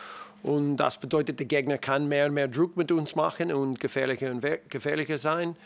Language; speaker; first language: German; non-native, learner; English